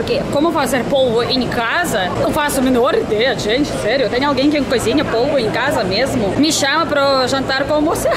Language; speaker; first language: Portuguese; non-native, fluent; Russian